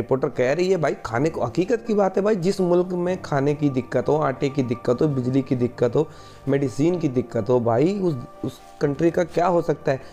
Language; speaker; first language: Hindi; native; Hindi